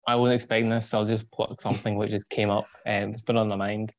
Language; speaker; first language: English; native; English